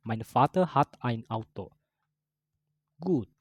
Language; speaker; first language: German; non-native, learner; Indonesian